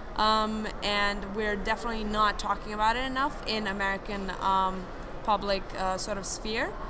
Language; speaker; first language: English; non-native, fluent; Serbian